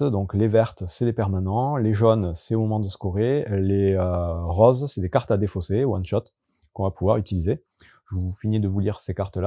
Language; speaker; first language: French; native; French